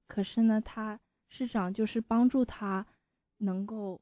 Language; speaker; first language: Chinese; early bilingual, heritage; Chinese